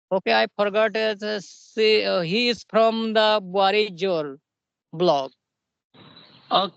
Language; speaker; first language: English; non-native, learner; Hindi